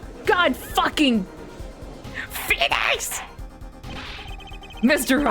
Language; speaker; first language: English; native; English